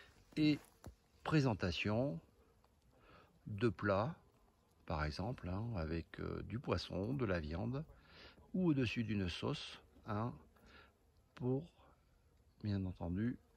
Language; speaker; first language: French; native; French